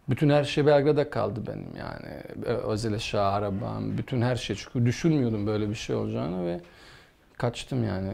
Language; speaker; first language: Turkish; non-native, fluent; Bosnian